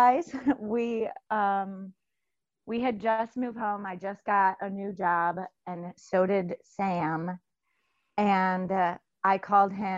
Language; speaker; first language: English; native; English